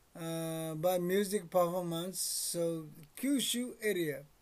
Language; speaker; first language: English; non-native, learner; Japanese